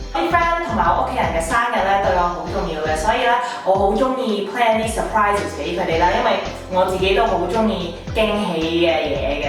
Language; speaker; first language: Cantonese; early bilingual, heritage; Cantonese